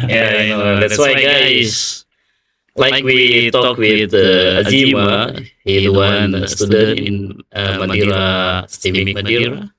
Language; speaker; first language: English; non-native, learner; Indonesian